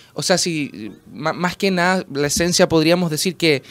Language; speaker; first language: Spanish; native; Spanish